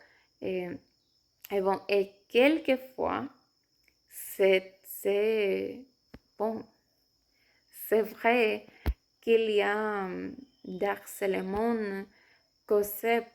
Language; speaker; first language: French; non-native, fluent; Spanish